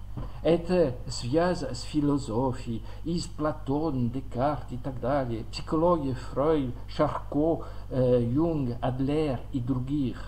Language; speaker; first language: Russian; non-native, learner; French